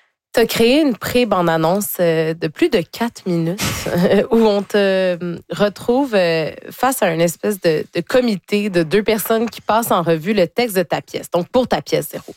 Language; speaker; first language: French; native; French